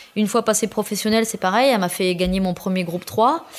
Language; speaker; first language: French; native; French